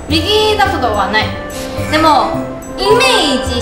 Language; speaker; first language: Japanese; non-native, learner; Chinese